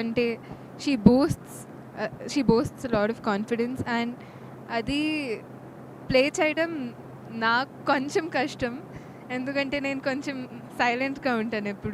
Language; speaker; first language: Telugu; non-native, fluent; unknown